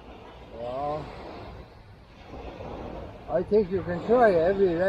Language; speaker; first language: English; non-native, learner; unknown